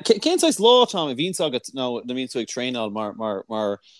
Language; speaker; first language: Irish; non-native, local second language; English